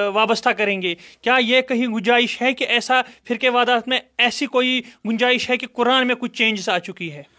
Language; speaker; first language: Hindi; non-native, local second language; Kashmiri